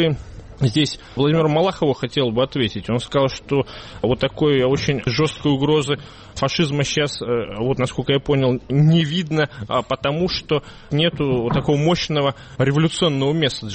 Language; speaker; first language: Russian; native; Russian